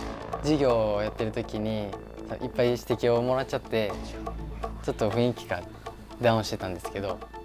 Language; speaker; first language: Japanese; native; Japanese